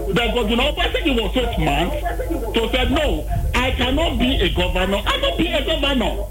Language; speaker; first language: English; non-native, local second language; Bini